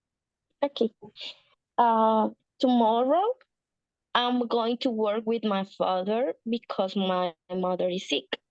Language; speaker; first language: English; non-native, learner; Spanish